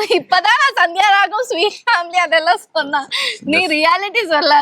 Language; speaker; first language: Tamil; non-native, learner; Telugu